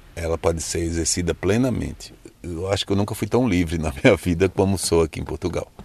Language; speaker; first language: Portuguese; native; Portuguese